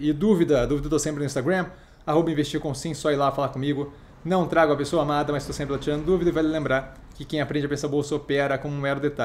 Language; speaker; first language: Portuguese; native; Portuguese